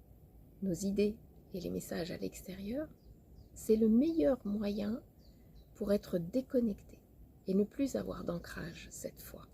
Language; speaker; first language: French; native; French